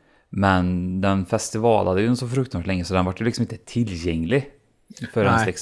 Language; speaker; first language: Swedish; native; Swedish